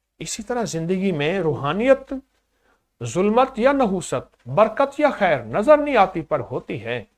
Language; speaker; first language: Urdu; native; Urdu